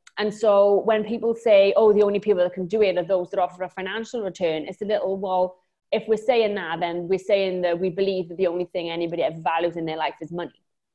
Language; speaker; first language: English; native; English